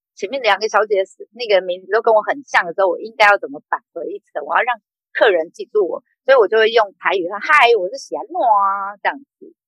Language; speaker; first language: Chinese; native; Chinese